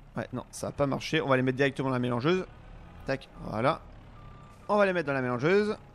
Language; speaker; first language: French; native; French